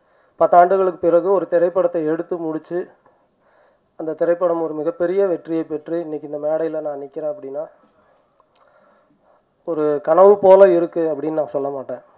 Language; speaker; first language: Tamil; native; Tamil